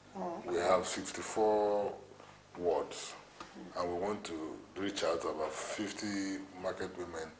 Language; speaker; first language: English; non-native, local second language; Igbo